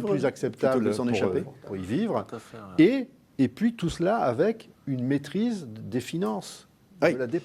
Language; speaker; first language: French; native; French